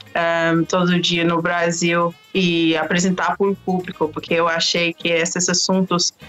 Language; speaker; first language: Portuguese; non-native, fluent; English